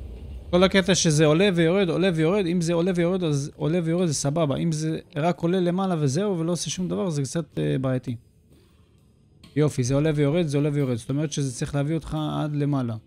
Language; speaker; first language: Hebrew; native; Hebrew